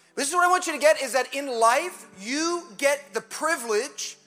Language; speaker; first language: English; early bilingual, other home language; German